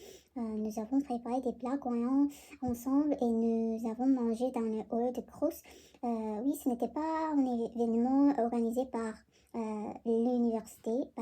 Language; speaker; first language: French; non-native, learner; Korean